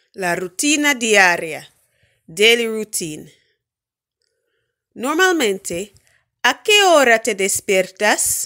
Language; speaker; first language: Spanish; non-native, fluent; English